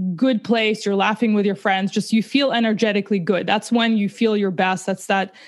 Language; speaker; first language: English; early bilingual, other home language; Russian